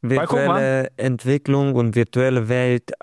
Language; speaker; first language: German; non-native, learner; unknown